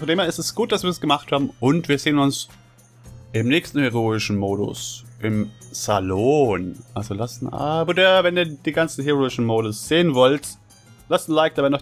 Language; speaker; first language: German; native; German